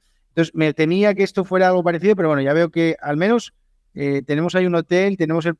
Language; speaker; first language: Spanish; native; Spanish